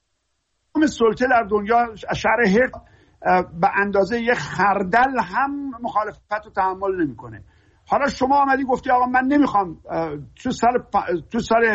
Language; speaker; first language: Persian; native; Persian